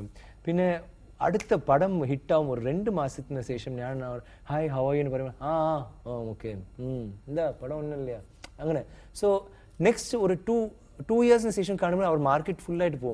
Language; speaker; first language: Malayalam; non-native, learner; Tamil